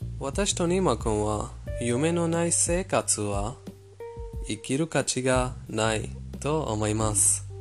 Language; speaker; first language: Japanese; non-native, fluent; Persian